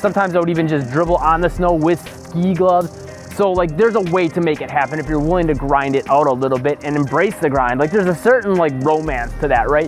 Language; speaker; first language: English; native; English